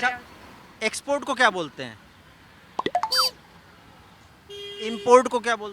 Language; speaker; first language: Hindi; native; Hindi